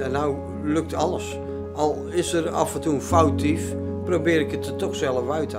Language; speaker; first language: Dutch; native; Dutch